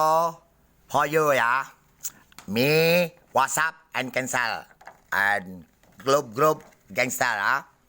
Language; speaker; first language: English; non-native, learner; Indonesian